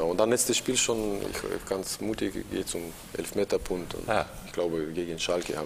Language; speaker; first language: German; non-native, learner; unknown